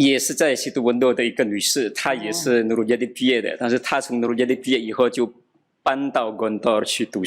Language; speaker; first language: Chinese; non-native, fluent; Madurese